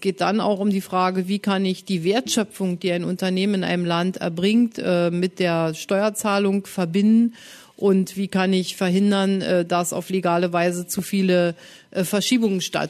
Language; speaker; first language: German; native; German